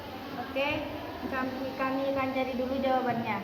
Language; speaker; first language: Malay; non-native, local second language; Madurese